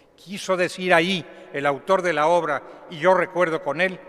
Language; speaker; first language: Spanish; native; Spanish